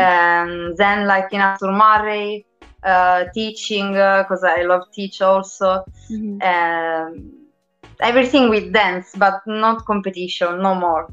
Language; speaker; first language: English; non-native, learner; Italian